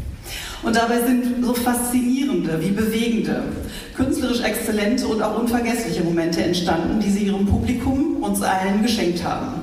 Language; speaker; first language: German; native; German